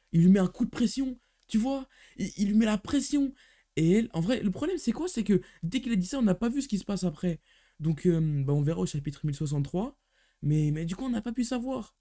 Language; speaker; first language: French; native; French